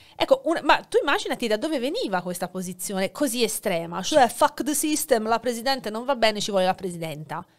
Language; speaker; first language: Italian; native; Italian